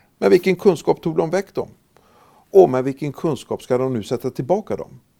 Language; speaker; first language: Swedish; native; Swedish